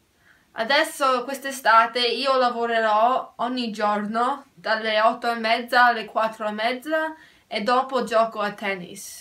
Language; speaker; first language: Italian; early bilingual, heritage; Italian